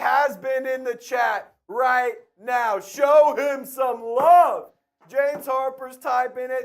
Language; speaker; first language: English; native; English